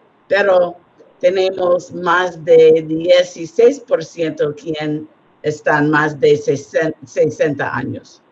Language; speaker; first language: Spanish; non-native, learner; English